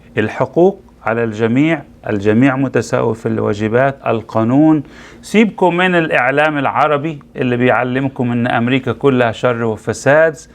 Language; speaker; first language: Arabic; native; Arabic